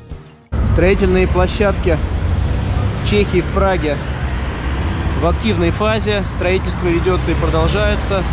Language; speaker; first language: Russian; native; Russian